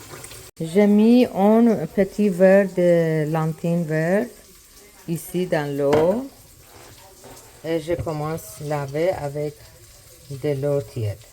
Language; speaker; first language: French; non-native, learner; Persian